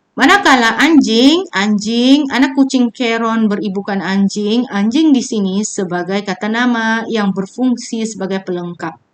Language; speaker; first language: Malay; native; Malay